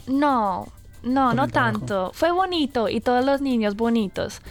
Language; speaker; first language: Spanish; non-native, fluent; English